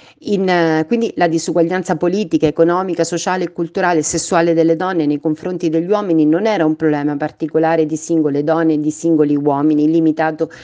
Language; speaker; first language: Italian; native; Italian